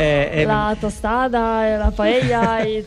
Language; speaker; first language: Spanish; non-native, learner; Italian